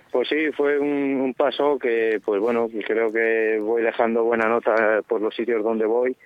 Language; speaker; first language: Spanish; native; Spanish